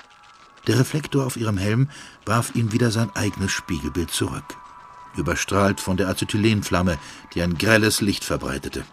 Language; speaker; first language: German; native; German